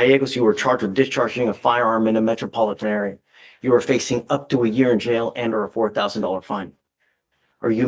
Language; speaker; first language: English; native; English